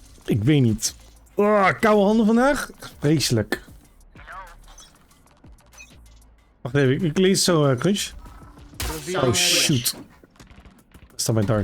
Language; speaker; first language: Dutch; native; Dutch